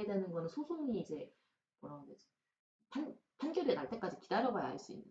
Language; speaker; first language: Korean; native; Korean